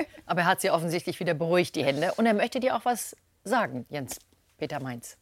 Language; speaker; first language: German; native; German